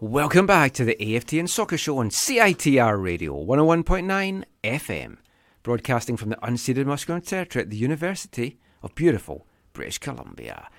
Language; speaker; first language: English; native; English